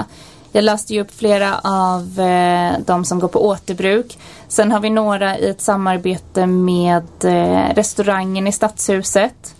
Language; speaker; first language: Swedish; native; Swedish